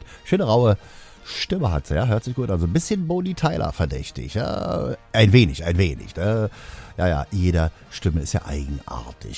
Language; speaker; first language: German; native; German